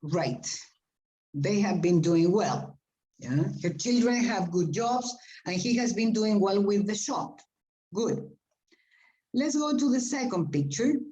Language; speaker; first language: English; non-native, fluent; Spanish